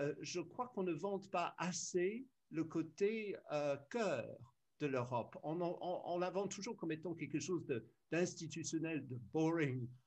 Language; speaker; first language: French; early bilingual, other home language; English